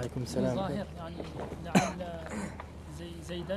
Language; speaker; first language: Arabic; non-native, learner; French